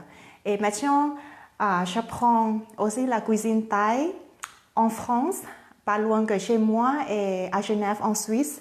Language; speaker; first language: French; non-native, fluent; Thai